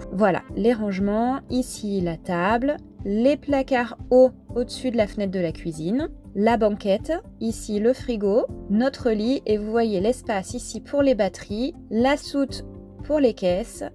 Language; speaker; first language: French; native; French